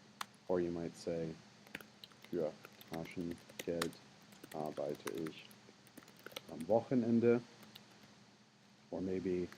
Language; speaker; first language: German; non-native, fluent; English